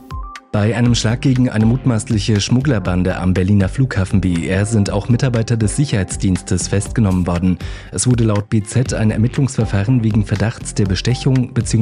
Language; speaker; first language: German; native; German